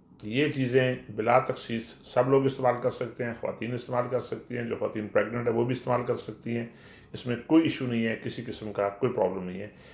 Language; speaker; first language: Urdu; non-native, local second language; Punjabi